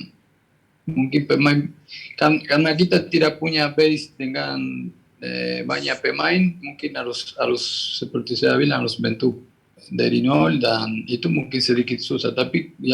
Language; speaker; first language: Indonesian; non-native, fluent; Spanish